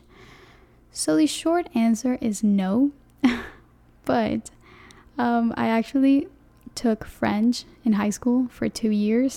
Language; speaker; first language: English; non-native, fluent; Spanish